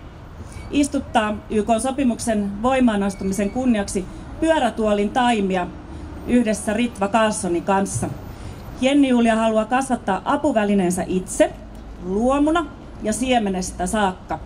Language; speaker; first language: Finnish; native; Finnish